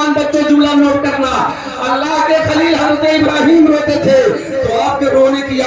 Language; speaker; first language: Hindi; native; Hindi